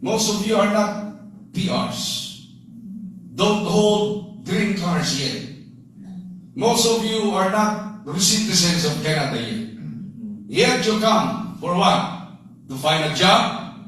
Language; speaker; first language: English; non-native, local second language; Filipino